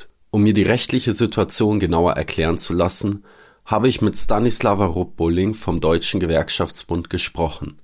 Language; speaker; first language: German; native; German